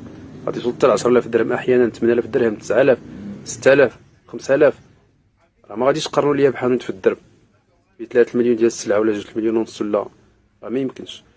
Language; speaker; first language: Arabic; native; Arabic